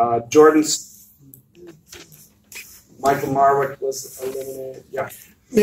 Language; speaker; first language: English; native; English